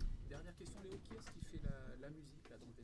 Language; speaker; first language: French; native; French